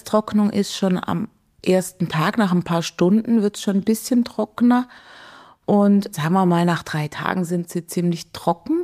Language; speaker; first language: German; native; German